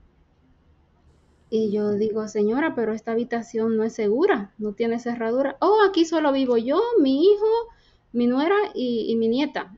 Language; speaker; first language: Spanish; native; Spanish